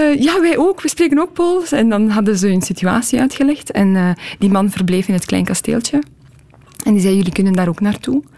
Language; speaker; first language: Dutch; early bilingual, other home language; Polish